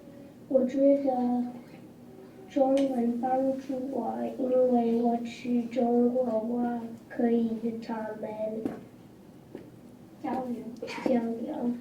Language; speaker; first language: Chinese; non-native, learner; English